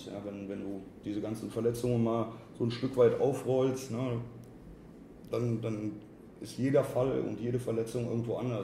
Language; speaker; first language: German; native; German